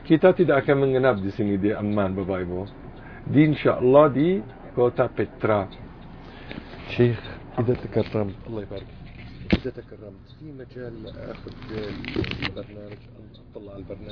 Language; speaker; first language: Indonesian; non-native, fluent; Arabic